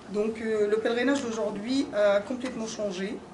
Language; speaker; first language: French; non-native, fluent; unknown